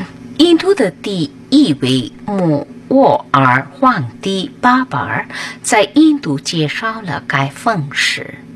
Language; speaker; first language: Chinese; non-native, fluent; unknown